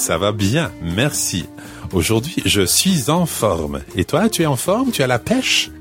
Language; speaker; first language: French; non-native, fluent; English